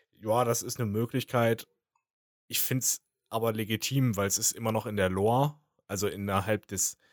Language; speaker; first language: German; native; German